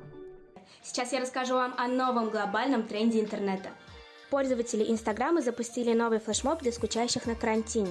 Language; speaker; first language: Russian; native; Russian